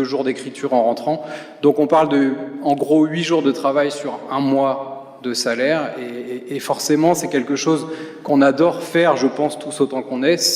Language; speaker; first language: French; native; French